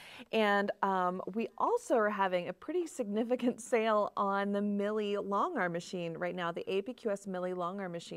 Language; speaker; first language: English; native; English